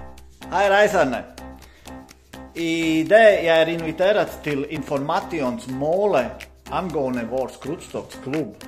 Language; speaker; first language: Danish; non-native, learner; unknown